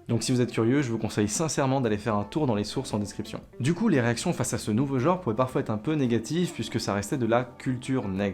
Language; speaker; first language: French; native; French